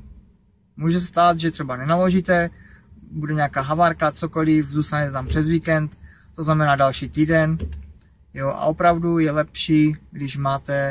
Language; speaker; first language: Czech; native; Czech